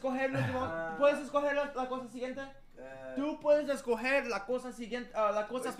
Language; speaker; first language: Spanish; early bilingual, heritage; Spanish